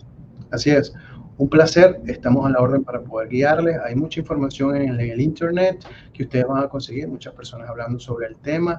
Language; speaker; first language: Spanish; native; Spanish